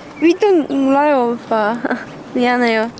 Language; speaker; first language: Korean; non-native, learner; Czech